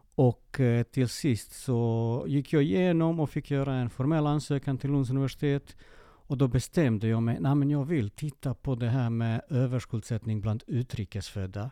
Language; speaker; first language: Swedish; early bilingual, other home language; Serbian